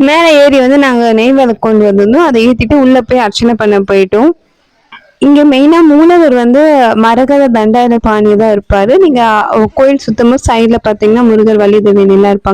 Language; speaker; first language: Tamil; native; Tamil